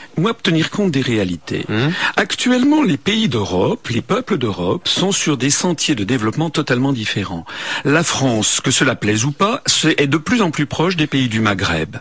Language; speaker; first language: French; native; French